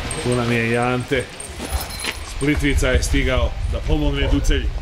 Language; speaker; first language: Serbian; native; Serbian